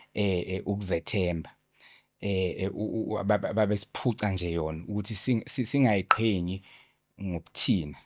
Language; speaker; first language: Zulu; native; Zulu